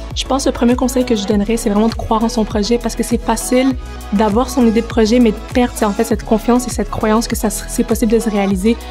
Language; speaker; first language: French; early bilingual, other home language; Arabic